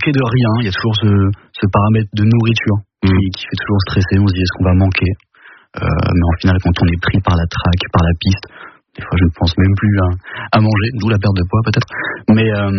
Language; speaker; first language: French; native; French